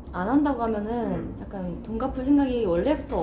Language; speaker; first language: Korean; native; Korean